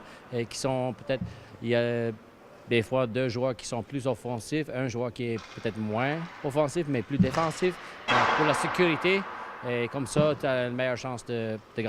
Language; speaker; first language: French; non-native, fluent; English